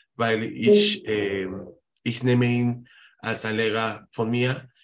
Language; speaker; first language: German; non-native, fluent; Spanish